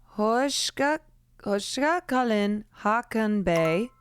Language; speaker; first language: Turkish; non-native, learner; English